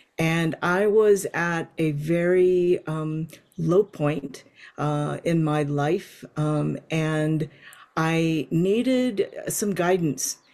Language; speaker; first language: English; native; English